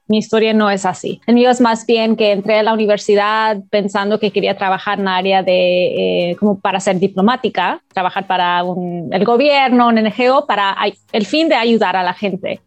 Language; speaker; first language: Spanish; non-native, fluent; English